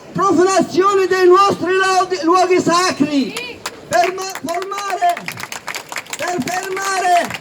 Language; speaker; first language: Italian; non-native, local second language; Arabic